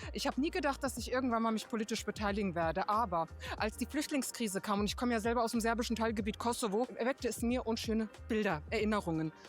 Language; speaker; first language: German; non-native, fluent; Serbian